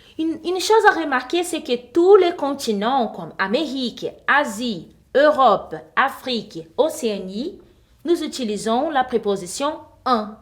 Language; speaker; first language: French; non-native, fluent; Portuguese